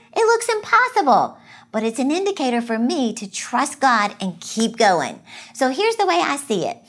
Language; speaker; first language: English; native; English